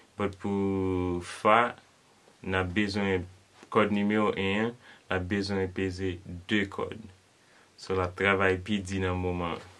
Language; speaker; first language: Haitian Creole; native; Haitian Creole